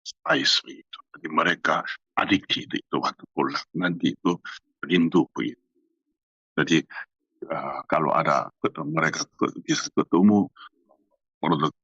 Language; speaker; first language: Indonesian; non-native, fluent; Korean